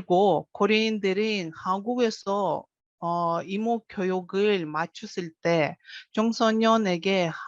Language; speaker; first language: Korean; non-native, fluent; Russian